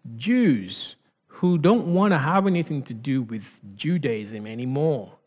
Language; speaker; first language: English; non-native, local second language; Yoruba